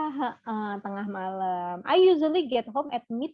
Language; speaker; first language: English; non-native, fluent; Indonesian